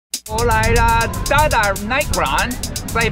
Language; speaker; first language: Chinese; non-native, learner; Japanese